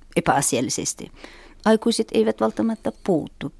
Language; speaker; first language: Finnish; non-native, fluent; Uzbek